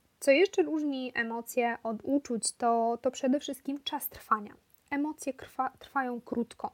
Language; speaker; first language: Polish; native; Polish